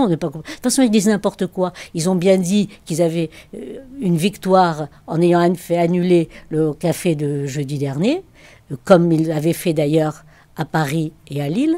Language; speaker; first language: French; native; French